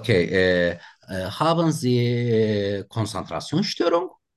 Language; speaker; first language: German; non-native, learner; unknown